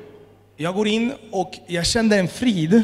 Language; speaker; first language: Swedish; early bilingual, other home language; Amharic